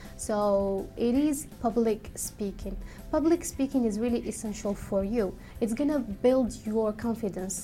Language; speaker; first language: English; non-native, fluent; Arabic